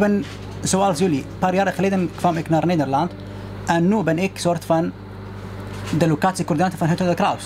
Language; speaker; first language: Dutch; non-native, fluent; Arabic